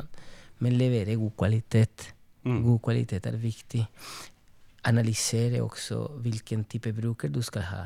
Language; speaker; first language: Norwegian; non-native, fluent; Spanish